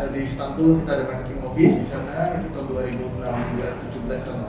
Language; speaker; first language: Indonesian; native; Indonesian